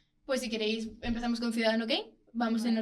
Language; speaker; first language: Spanish; native; Spanish